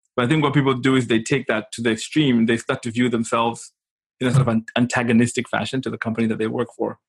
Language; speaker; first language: English; non-native, local second language; Shona